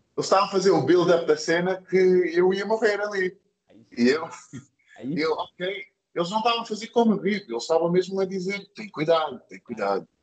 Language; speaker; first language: Portuguese; early bilingual, other home language; English